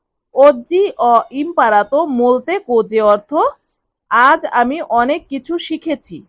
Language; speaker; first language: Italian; non-native, fluent; Bangla